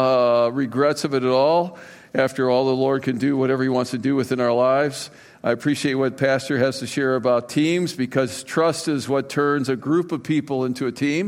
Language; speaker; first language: English; native; English